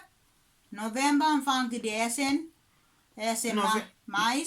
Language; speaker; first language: German; non-native, learner; Kabuverdianu